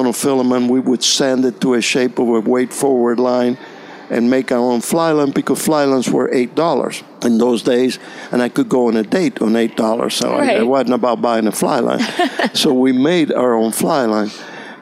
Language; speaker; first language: English; non-native, fluent; Spanish